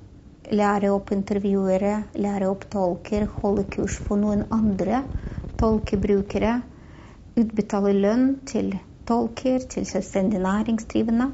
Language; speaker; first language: Norwegian; non-native, fluent; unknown